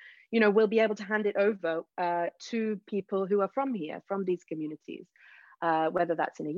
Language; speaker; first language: English; native; English